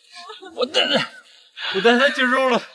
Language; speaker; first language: Russian; non-native, learner; Chinese